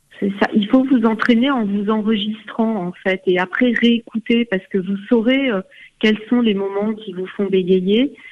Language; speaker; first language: French; native; French